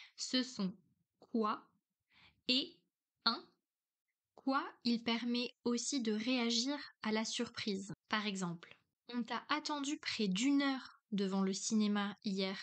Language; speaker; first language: French; native; French